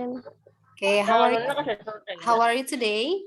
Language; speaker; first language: English; non-native, learner; Indonesian